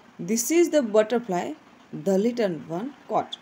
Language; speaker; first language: English; non-native, local second language; Gujarati